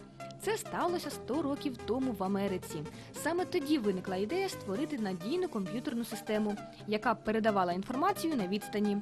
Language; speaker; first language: Ukrainian; native; Ukrainian